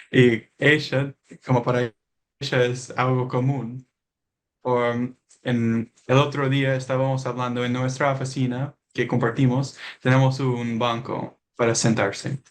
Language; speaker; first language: Spanish; non-native, learner; English